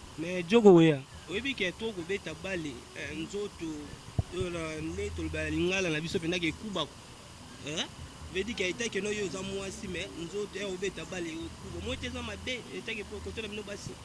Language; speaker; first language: Lingala; native; Lingala